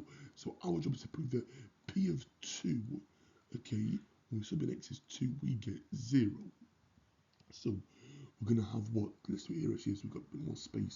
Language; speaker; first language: English; native; English